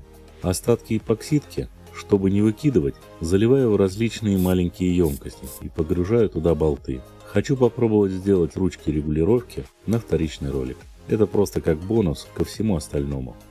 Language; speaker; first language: Russian; native; Russian